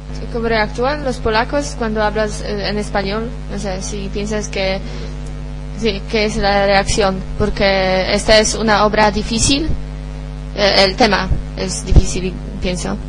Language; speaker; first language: Spanish; non-native, learner; Polish